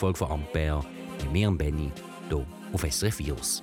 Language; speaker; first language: German; native; German